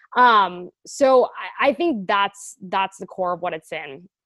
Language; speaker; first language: English; native; English